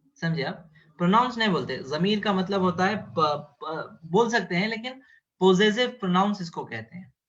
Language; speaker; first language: Urdu; native; Urdu